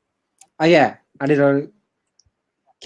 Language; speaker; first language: English; non-native, learner; Japanese